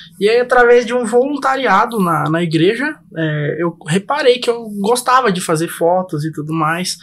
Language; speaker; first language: Portuguese; native; Portuguese